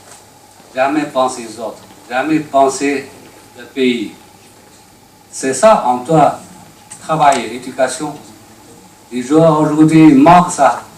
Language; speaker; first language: French; non-native, learner; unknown